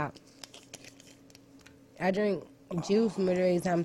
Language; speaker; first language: English; native; English